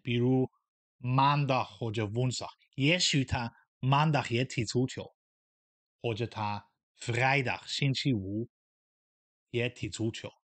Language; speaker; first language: Chinese; non-native, fluent; Dutch